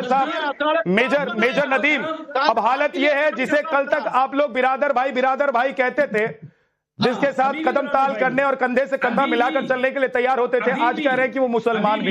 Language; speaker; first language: Hindi; native; Hindi